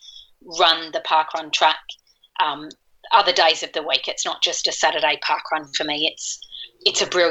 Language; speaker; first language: English; native; English